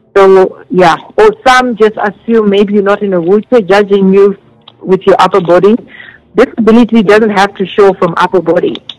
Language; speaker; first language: English; non-native, local second language; Zulu